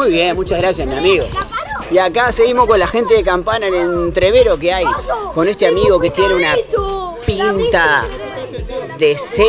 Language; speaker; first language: Spanish; native; Spanish